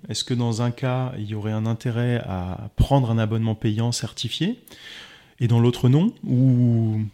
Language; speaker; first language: French; native; French